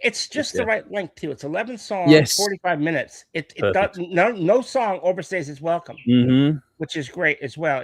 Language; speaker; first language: English; native; English